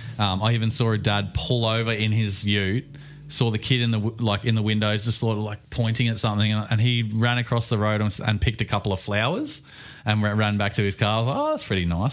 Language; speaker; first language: English; native; English